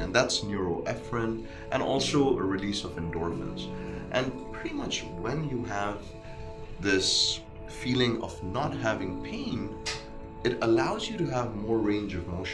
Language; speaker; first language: English; native; English